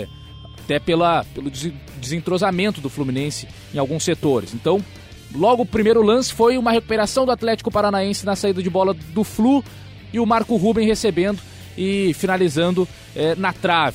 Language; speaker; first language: Portuguese; native; Portuguese